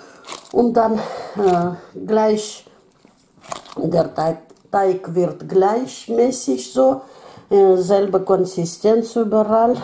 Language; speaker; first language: German; non-native, fluent; Russian